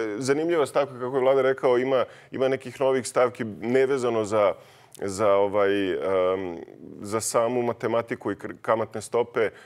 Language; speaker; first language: Bosnian; native; Bosnian